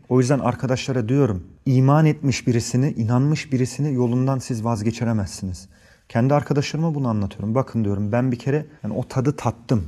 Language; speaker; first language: Turkish; early bilingual, heritage; Turkish